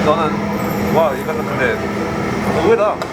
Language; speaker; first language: Korean; early bilingual, heritage; Korean